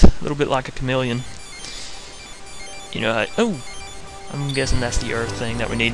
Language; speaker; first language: English; native; English